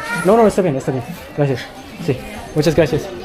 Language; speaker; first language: Spanish; non-native, learner; English